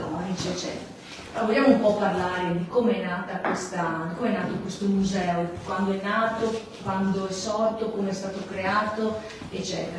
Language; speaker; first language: Italian; native; Italian